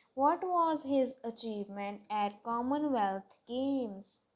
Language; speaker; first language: English; non-native, local second language; Punjabi